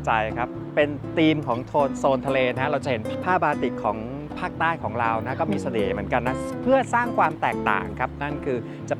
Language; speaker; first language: Thai; native; Thai